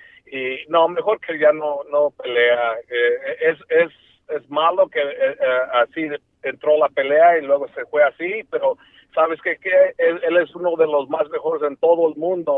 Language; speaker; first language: Spanish; early bilingual, heritage; Spanish